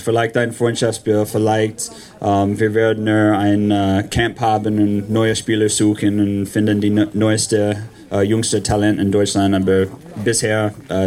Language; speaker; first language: German; non-native, learner; English